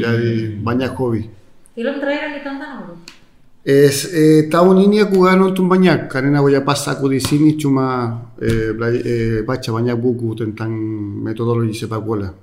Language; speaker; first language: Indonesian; non-native, fluent; Spanish